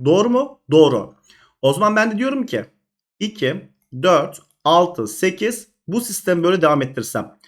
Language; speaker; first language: Turkish; native; Turkish